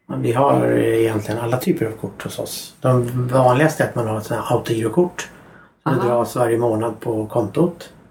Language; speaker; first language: Swedish; native; Swedish